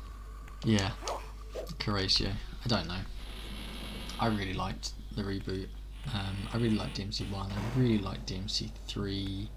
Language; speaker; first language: English; native; English